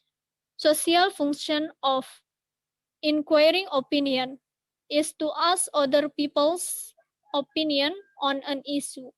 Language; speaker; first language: English; non-native, learner; Indonesian